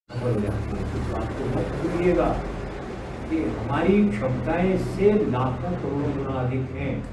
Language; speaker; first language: Hindi; native; Hindi